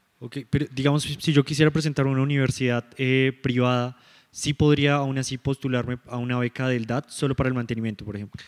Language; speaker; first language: Spanish; native; Spanish